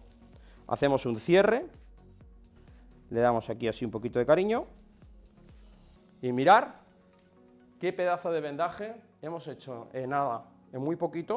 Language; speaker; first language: Spanish; native; Spanish